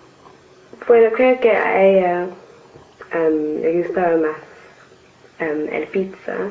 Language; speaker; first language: Spanish; non-native, learner; English